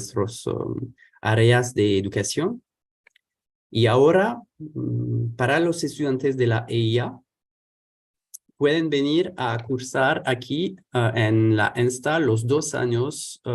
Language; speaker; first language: Spanish; non-native, fluent; French